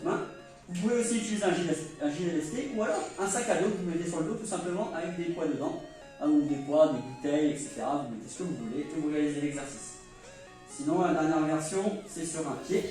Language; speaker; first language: French; native; French